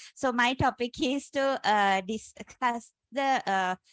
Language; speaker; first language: English; non-native, local second language; Sinhala